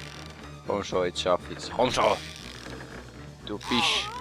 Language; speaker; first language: German; native; German